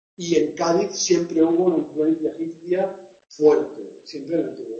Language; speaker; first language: Spanish; non-native, local second language; Catalan